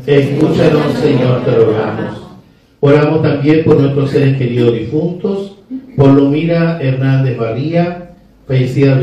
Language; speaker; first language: Spanish; native; Spanish